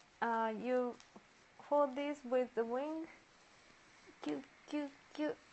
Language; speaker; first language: English; non-native, learner; Japanese